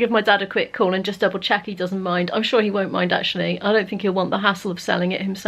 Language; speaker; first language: English; native; English